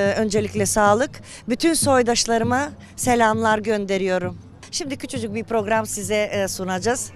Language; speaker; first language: Turkish; native; Turkish